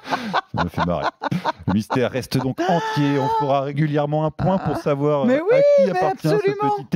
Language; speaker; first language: French; native; French